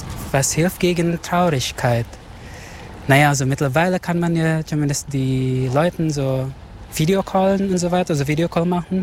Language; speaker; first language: German; non-native, fluent; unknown